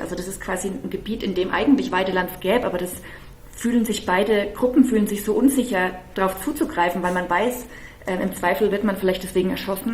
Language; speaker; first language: German; native; German